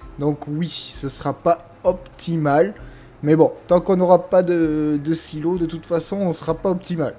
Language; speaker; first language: French; native; French